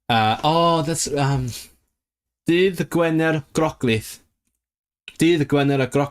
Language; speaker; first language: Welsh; non-native, learner; Cantonese